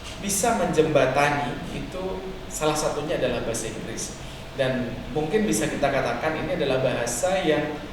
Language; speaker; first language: Indonesian; native; Indonesian